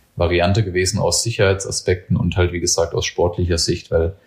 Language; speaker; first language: German; native; German